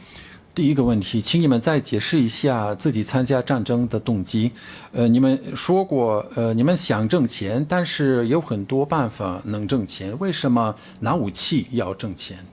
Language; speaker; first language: Chinese; non-native, fluent; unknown